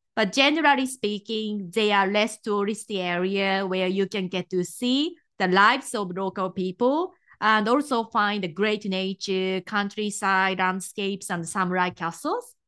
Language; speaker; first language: English; non-native, fluent; Japanese